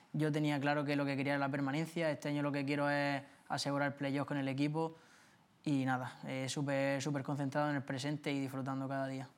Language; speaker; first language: Spanish; native; Spanish